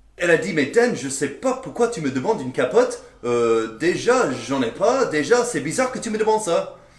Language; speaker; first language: French; non-native, fluent; English